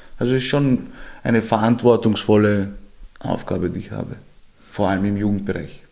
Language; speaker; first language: German; early bilingual, other home language; Georgian